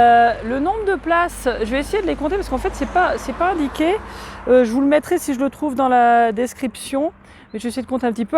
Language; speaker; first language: French; native; French